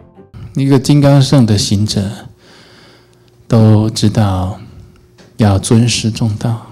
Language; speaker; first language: Chinese; native; Chinese